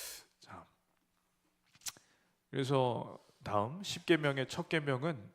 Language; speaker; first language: Korean; native; Korean